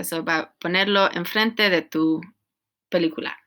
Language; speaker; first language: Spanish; non-native, learner; English